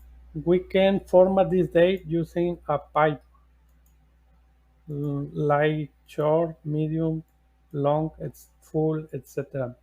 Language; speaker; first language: English; non-native, learner; Spanish